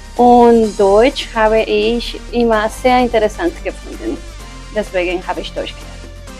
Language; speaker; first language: German; non-native, fluent; Spanish